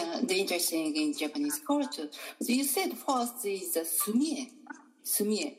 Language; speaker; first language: English; non-native, learner; Japanese